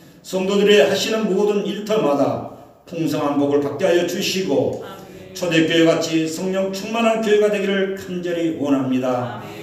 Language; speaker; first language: Korean; native; Korean